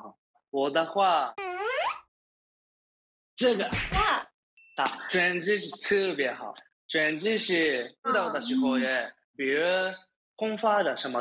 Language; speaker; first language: Chinese; non-native, learner; Japanese